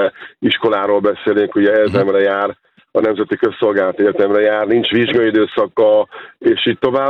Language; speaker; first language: Hungarian; native; Hungarian